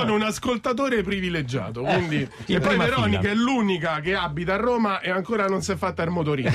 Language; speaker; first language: Italian; native; Italian